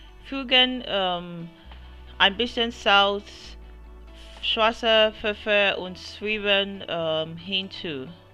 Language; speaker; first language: German; non-native, learner; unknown